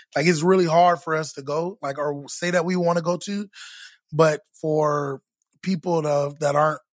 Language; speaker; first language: English; native; English